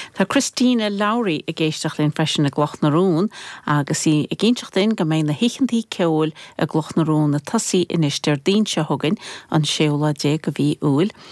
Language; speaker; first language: Irish; native; Irish